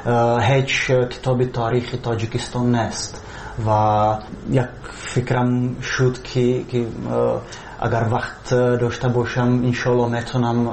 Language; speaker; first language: Tajik; non-native, fluent; Czech